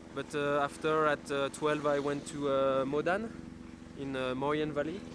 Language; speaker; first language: English; non-native, learner; French